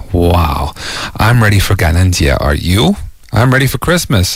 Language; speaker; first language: English; native; English